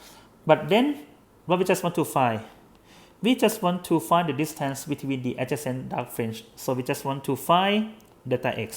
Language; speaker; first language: English; non-native, fluent; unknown